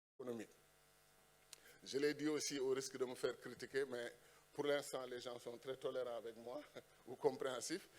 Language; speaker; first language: French; non-native, local second language; Wolof